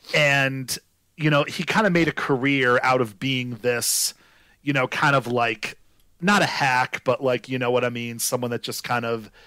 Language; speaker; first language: English; native; English